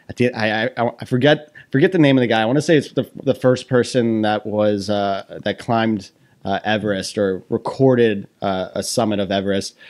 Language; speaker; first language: English; native; English